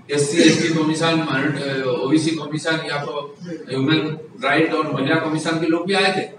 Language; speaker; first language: Hindi; non-native, local second language; Bangla